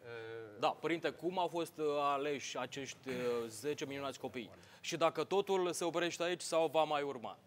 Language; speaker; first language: Romanian; native; Romanian